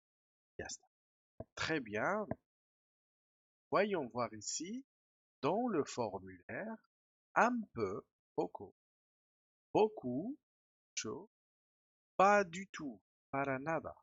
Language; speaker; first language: French; non-native, fluent; Spanish